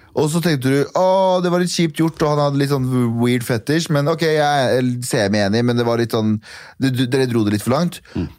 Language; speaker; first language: Norwegian; early bilingual, other home language; Kurdish